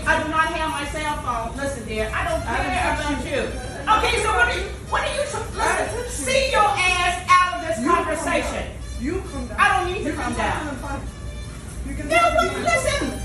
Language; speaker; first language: English; native; English